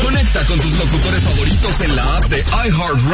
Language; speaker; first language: Spanish; native; Spanish